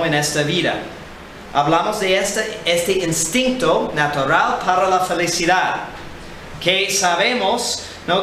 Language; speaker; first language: Spanish; non-native, fluent; English